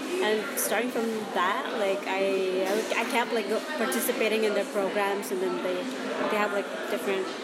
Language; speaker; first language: English; non-native, local second language; Cebuano